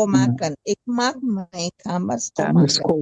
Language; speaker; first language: Dutch; non-native, learner; Indonesian